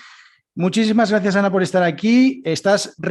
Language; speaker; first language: Spanish; native; Spanish